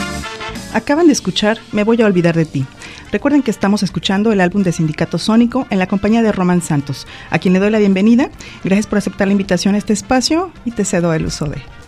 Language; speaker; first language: Spanish; native; Spanish